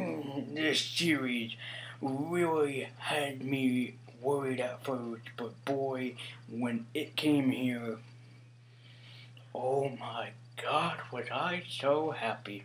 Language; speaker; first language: English; native; English